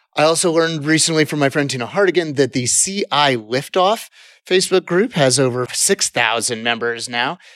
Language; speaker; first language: English; native; English